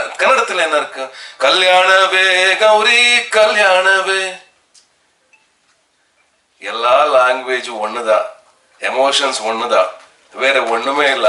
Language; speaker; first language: Tamil; non-native, learner; Kannada